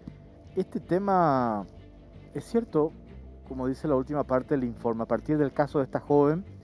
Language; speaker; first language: Spanish; native; Spanish